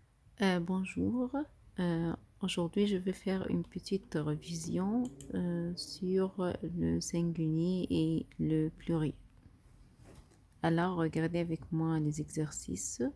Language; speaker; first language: French; non-native, fluent; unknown